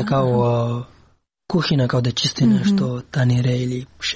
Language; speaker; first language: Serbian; non-native, learner; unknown